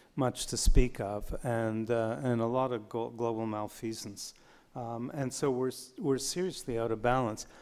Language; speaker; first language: English; native; English